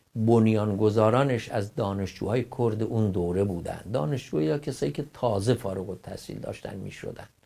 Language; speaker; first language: Persian; non-native, local second language; Kurdish